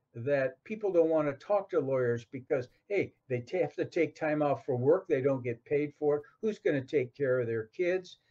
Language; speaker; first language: English; native; English